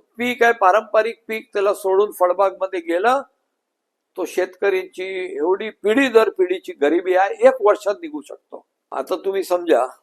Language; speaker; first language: Marathi; non-native, local second language; Gujarati